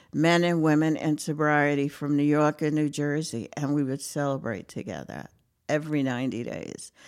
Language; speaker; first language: English; native; English